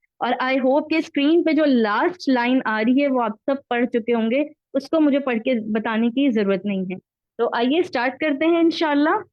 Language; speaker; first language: Urdu; native; Urdu